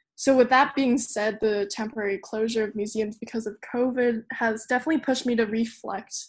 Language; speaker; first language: English; non-native, local second language; Cantonese